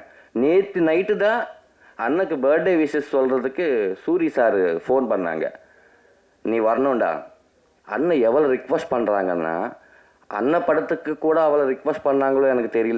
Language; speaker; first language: Tamil; non-native, learner; Telugu